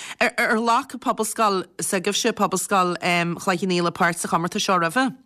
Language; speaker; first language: Irish; native; Irish